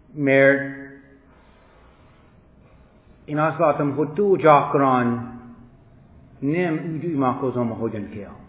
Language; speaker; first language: Hungarian; non-native, fluent; English